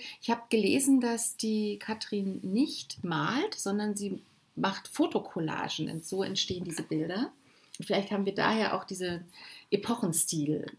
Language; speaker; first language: German; native; German